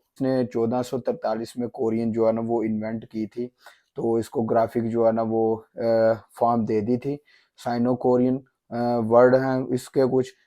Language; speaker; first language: Urdu; non-native, local second language; Punjabi